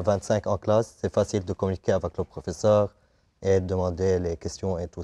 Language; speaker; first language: French; non-native, local second language; Arabic